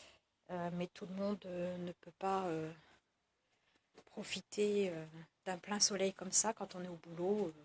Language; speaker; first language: French; native; French